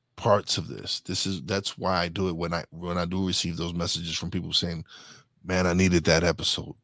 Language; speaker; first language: English; native; English